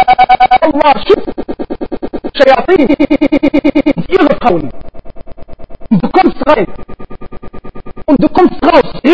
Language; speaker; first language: German; non-native, learner; Arabic